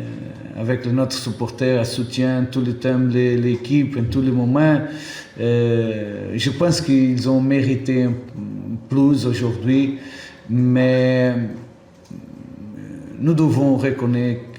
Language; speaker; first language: French; non-native, fluent; Portuguese